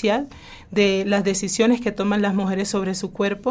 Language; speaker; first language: Spanish; native; Spanish